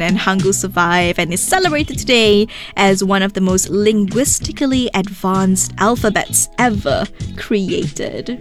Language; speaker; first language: English; non-native, local second language; Malay